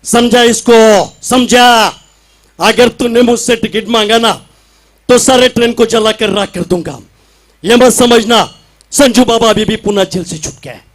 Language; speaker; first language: Hindi; non-native, local second language; Marathi